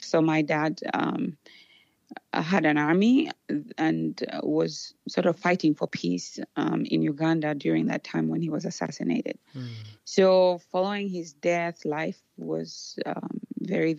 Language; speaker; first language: English; non-native, local second language; Ganda